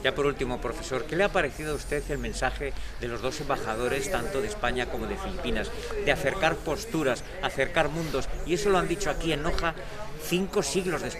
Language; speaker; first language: Spanish; native; Spanish